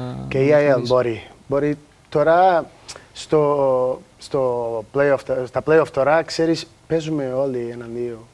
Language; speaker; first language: Greek; non-native, learner; Portuguese